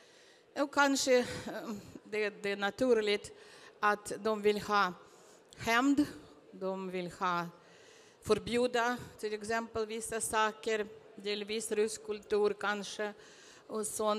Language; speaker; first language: Swedish; non-native, fluent; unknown